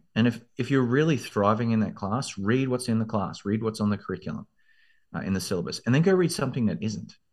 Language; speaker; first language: English; native; English